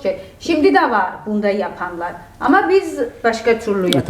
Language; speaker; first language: Turkish; non-native, fluent; Georgian